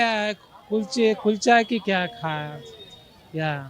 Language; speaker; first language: Hindi; non-native, local second language; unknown